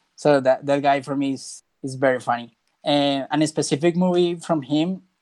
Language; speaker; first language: English; non-native, fluent; Spanish